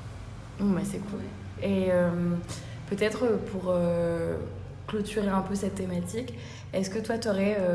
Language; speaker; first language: French; native; French